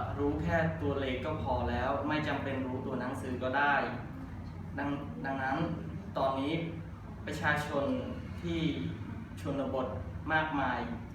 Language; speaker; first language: Thai; non-native, learner; Khmer